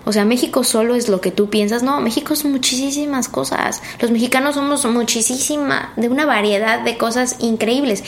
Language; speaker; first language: Spanish; native; Spanish